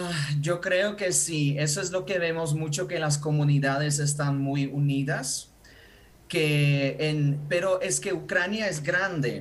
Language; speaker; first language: Spanish; non-native, fluent; Ukrainian